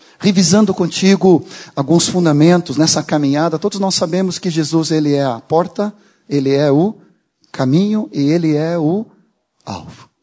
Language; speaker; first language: Portuguese; non-native, fluent; Swedish